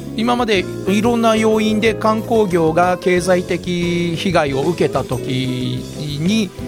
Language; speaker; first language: Japanese; native; Japanese